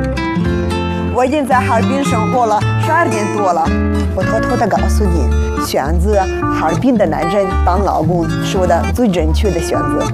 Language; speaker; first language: Chinese; non-native, fluent; Russian